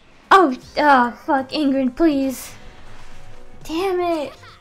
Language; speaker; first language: English; early bilingual, other home language; Spanish